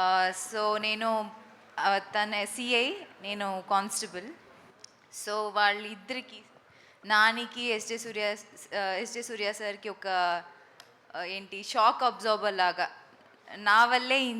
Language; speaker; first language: Telugu; non-native, fluent; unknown